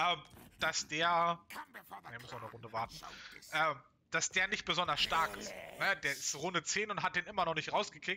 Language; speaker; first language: German; native; German